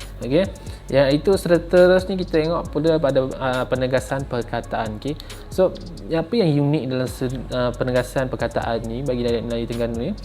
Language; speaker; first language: Malay; native; Malay